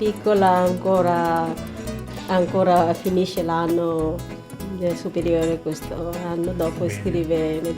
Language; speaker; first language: Italian; non-native, learner; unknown